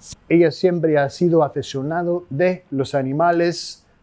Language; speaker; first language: Spanish; non-native, fluent; English